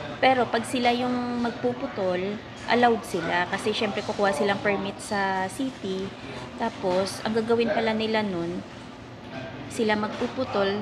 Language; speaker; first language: Filipino; native; Filipino